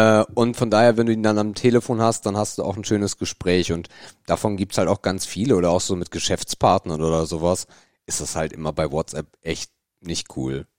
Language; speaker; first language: German; native; German